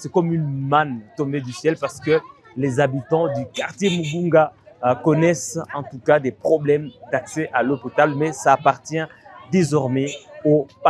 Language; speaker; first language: French; non-native, local second language; Swahili